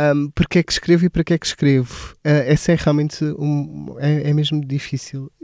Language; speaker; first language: Portuguese; native; Portuguese